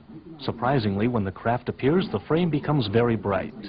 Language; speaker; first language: English; native; English